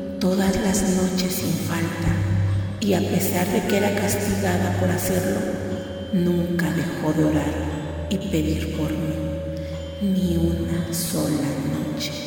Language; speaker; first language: Spanish; native; Spanish